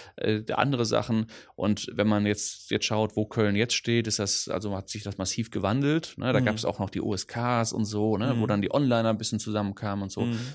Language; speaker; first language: German; non-native, local second language; Dutch